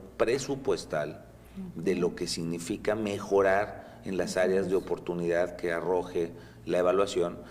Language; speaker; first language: Spanish; native; Spanish